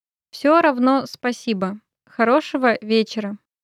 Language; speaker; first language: Russian; native; Russian